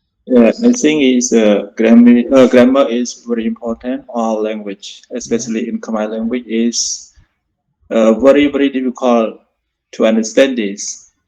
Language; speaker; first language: English; non-native, learner; Khmer